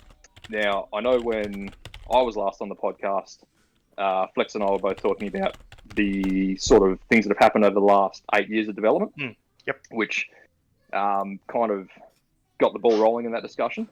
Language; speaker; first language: English; native; English